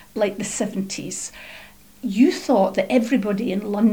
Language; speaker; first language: English; native; English